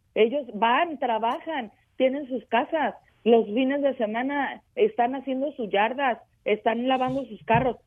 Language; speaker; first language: Spanish; native; Spanish